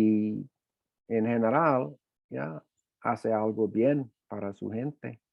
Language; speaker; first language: Spanish; non-native, fluent; English